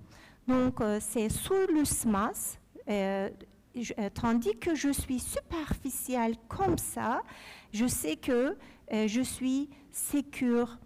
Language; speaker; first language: French; non-native, fluent; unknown